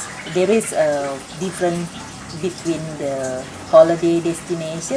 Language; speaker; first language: English; non-native, local second language; Indonesian